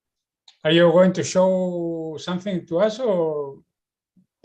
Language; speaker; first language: English; non-native, learner; Spanish